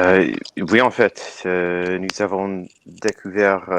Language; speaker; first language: French; non-native, learner; English